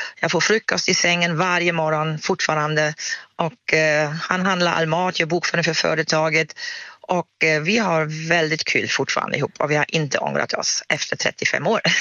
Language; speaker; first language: Swedish; non-native, fluent; German